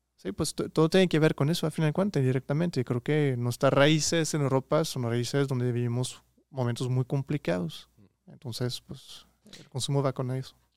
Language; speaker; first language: Spanish; non-native, fluent; French